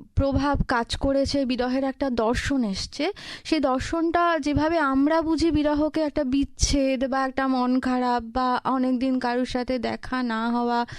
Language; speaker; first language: Bangla; native; Bangla